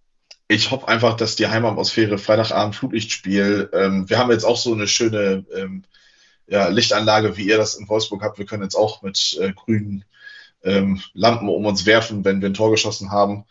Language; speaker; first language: German; native; German